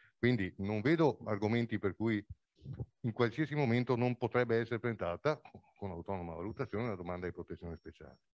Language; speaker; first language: Italian; native; Italian